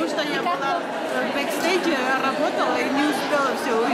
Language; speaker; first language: Russian; non-native, fluent; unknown